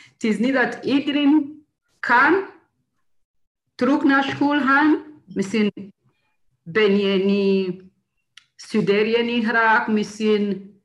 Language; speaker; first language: Dutch; non-native, learner; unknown